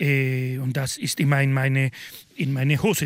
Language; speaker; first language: German; non-native, fluent; Spanish